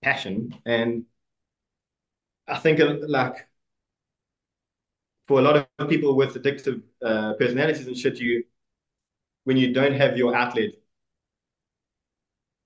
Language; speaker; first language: English; native; English